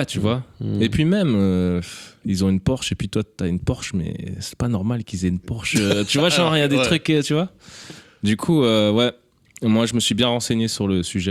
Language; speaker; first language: French; native; French